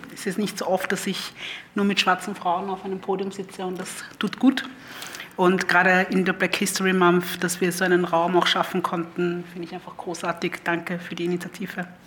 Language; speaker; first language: German; early bilingual, other home language; Lingala